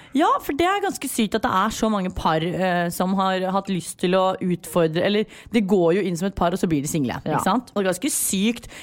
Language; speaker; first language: Norwegian; early bilingual, other home language; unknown